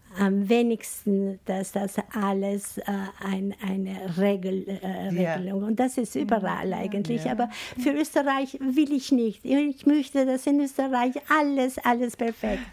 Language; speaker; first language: German; non-native, fluent; Albanian